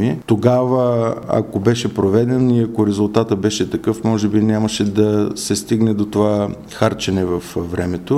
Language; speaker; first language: Bulgarian; native; Bulgarian